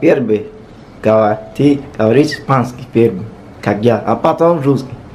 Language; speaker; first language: Russian; non-native, learner; Spanish